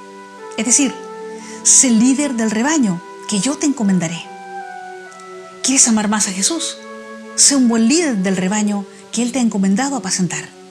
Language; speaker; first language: Spanish; native; Spanish